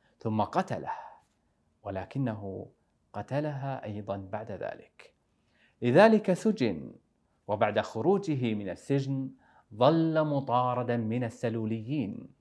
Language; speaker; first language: Arabic; native; Arabic